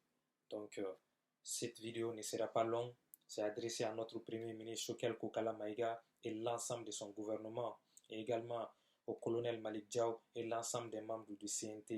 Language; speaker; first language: French; non-native, local second language; Bambara